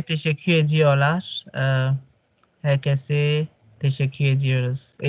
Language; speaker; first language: Turkish; non-native, fluent; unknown